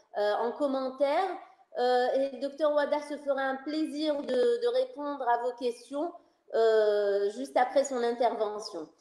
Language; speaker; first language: French; non-native, local second language; Arabic